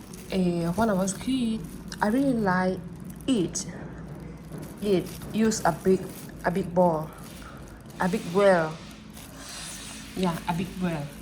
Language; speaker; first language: English; non-native, learner; Burmese